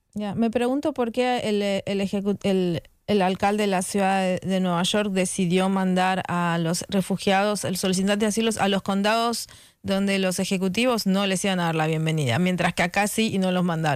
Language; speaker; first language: Spanish; native; Spanish